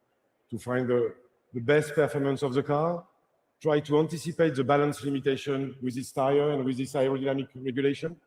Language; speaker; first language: English; non-native, fluent; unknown